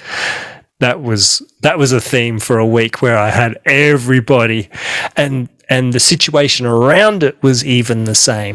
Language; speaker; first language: English; native; English